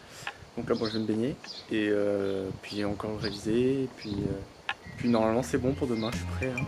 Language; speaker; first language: French; native; French